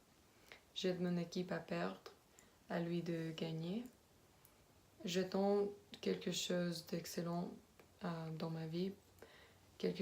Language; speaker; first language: French; non-native, learner; Spanish